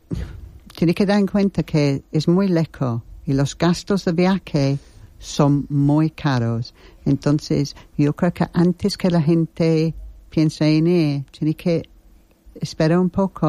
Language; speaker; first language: Spanish; non-native, fluent; English